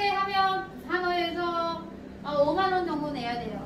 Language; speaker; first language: Korean; non-native, learner; Vietnamese